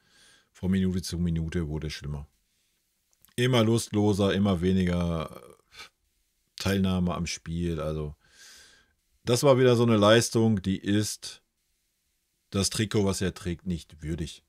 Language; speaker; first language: German; native; German